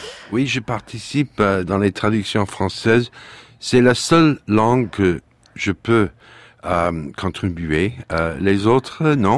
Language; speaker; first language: French; non-native, fluent; English